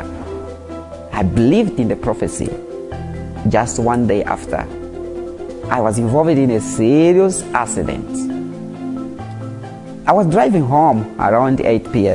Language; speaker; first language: English; non-native, fluent; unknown